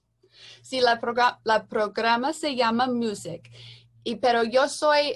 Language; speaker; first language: Spanish; non-native, learner; English